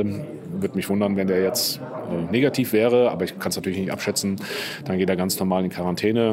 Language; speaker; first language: German; native; German